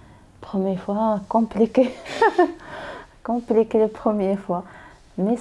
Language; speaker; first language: French; non-native, learner; Arabic